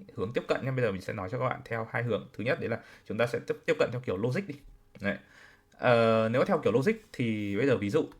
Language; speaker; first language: Vietnamese; native; Vietnamese